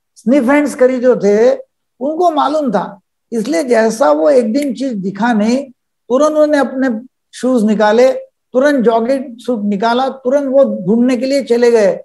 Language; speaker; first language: Hindi; non-native, local second language; Marathi